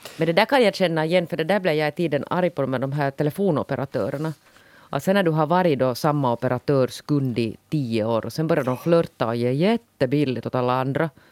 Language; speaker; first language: Swedish; native; Swedish